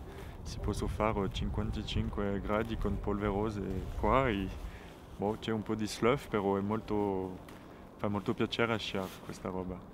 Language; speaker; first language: Italian; non-native, fluent; French